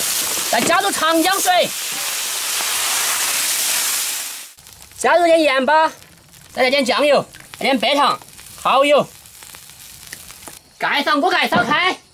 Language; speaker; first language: Chinese; native; Chinese